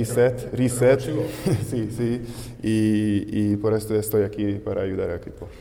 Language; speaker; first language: Spanish; non-native, learner; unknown